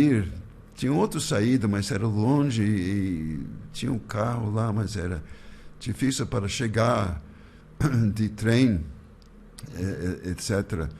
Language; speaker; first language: Portuguese; non-native, fluent; English